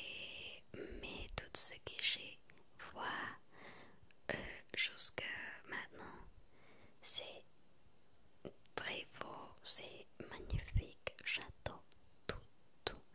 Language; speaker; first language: French; non-native, learner; Spanish